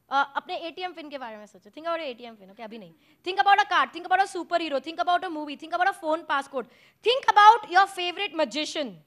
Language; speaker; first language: Hindi; native; Hindi